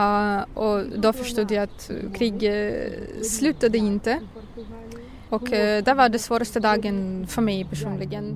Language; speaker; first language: Swedish; non-native, fluent; Russian